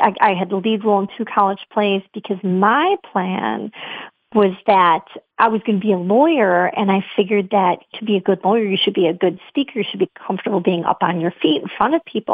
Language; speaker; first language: English; native; English